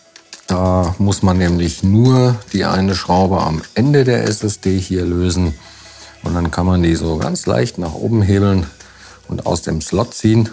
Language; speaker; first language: German; native; German